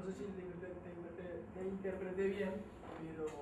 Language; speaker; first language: Spanish; native; Spanish